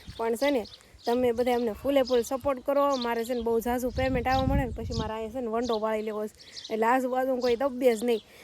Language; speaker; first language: Gujarati; native; Gujarati